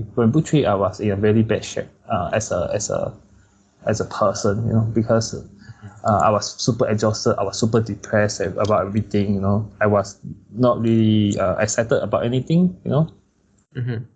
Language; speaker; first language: English; non-native, local second language; Chinese